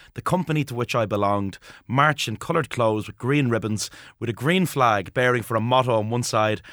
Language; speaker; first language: English; native; English